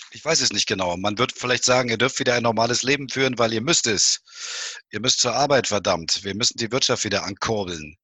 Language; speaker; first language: German; native; German